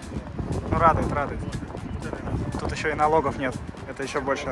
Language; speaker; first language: Russian; native; Russian